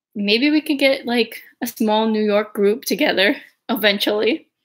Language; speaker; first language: English; native; English